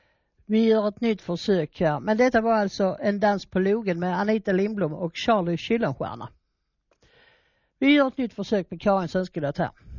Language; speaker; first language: Swedish; native; Swedish